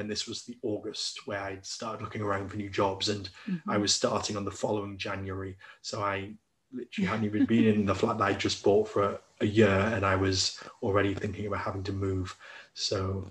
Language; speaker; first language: English; native; English